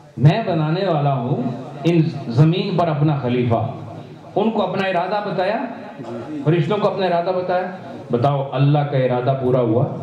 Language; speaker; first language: Urdu; non-native, local second language; Punjabi